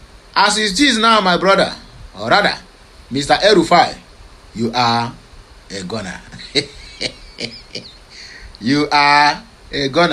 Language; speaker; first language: English; non-native, local second language; Igbo